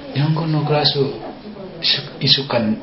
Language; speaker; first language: Japanese; non-native, learner; Indonesian